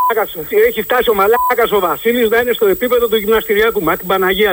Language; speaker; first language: Greek; native; Greek